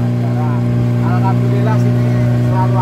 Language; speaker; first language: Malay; non-native, local second language; Javanese